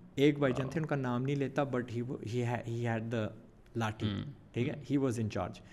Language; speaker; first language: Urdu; early bilingual, heritage; Urdu